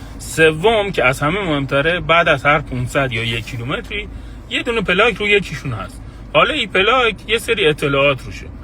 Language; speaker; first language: Persian; native; Persian